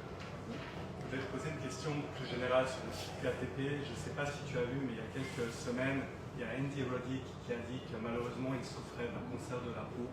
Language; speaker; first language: French; native; French